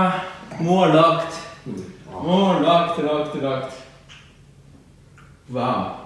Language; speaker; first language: English; non-native, learner; Japanese